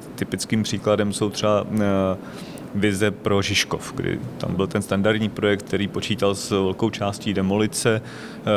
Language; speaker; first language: Czech; native; Czech